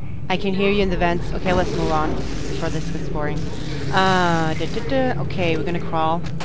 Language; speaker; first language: English; non-native, fluent; Swedish